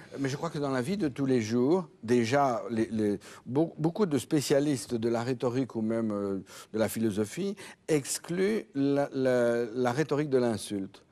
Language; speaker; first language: French; native; French